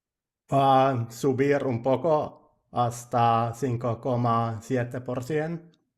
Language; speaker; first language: Spanish; non-native, learner; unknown